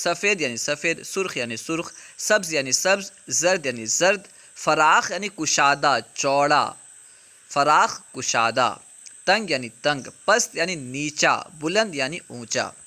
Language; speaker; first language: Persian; non-native, fluent; Urdu